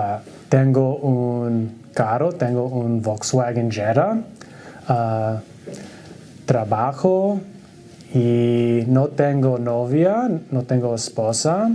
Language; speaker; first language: Spanish; non-native, learner; English